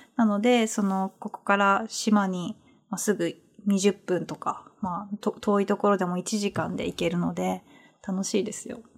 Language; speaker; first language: Japanese; native; Japanese